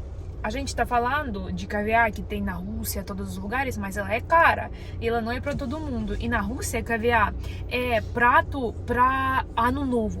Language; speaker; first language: Portuguese; non-native, learner; Russian